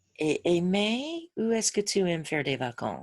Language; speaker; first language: French; non-native, fluent; English